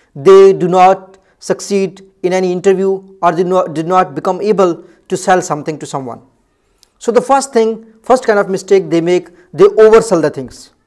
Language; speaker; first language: English; non-native, local second language; Urdu